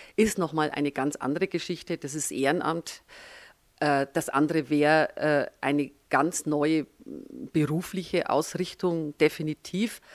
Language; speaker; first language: German; native; German